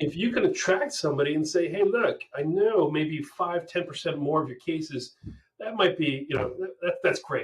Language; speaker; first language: English; native; English